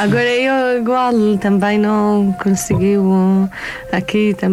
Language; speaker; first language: Portuguese; non-native, learner; Arabic